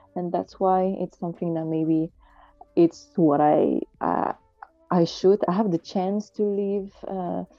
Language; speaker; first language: English; non-native, fluent; French